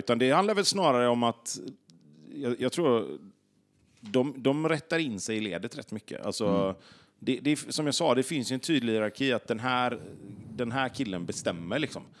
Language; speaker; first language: Swedish; native; Swedish